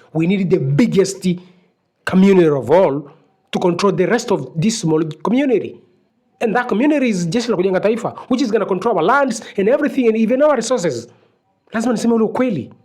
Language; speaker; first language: English; non-native, local second language; Swahili